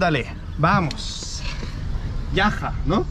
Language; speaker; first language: Spanish; non-native, fluent; Danish